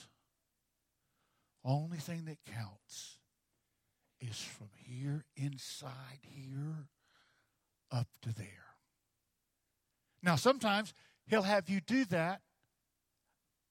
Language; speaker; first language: English; native; English